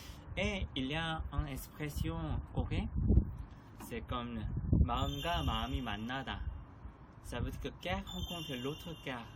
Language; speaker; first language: French; non-native, learner; Korean